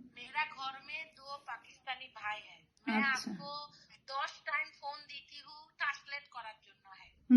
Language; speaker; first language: Hindi; non-native, learner; Bangla